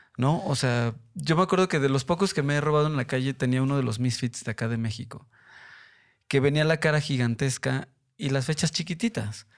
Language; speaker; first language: Spanish; native; Spanish